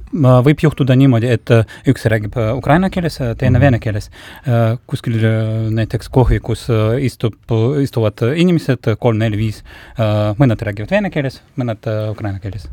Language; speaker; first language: Estonian; non-native, local second language; Russian